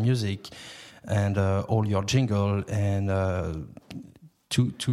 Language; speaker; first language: English; non-native, fluent; French